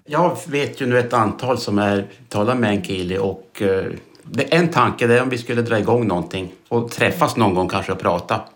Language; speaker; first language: Swedish; native; Swedish